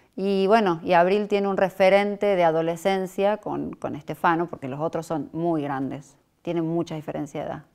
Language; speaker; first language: Spanish; native; Spanish